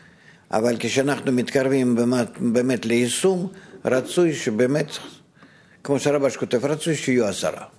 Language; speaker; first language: Hebrew; non-native, fluent; Russian